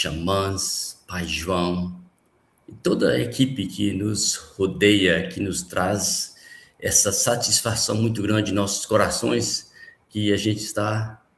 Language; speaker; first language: Portuguese; native; Portuguese